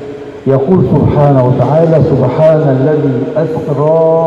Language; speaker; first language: Arabic; native; Arabic